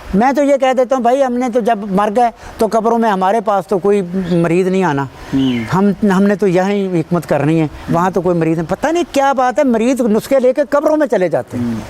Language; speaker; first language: Urdu; non-native, local second language; Punjabi